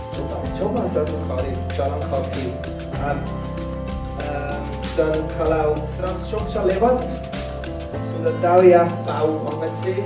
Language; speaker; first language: Indonesian; non-native, learner; English